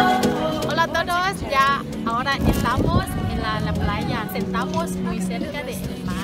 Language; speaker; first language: Spanish; non-native, learner; Thai